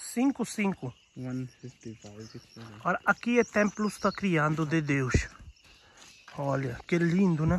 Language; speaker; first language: Portuguese; non-native, learner; Hindi